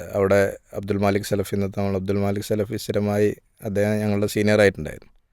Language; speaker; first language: Malayalam; native; Malayalam